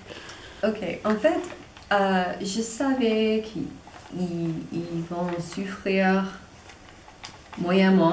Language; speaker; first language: French; non-native, fluent; English